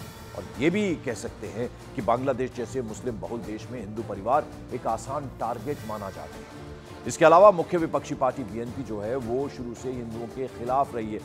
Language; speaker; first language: Hindi; native; Hindi